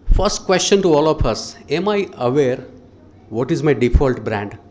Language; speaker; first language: English; non-native, local second language; Gujarati